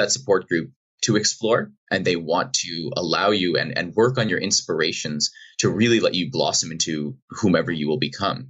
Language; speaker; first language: English; native; English